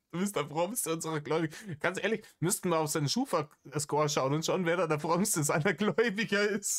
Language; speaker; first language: German; native; German